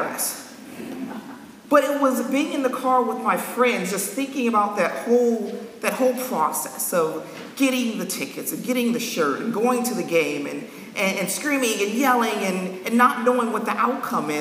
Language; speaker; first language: English; native; English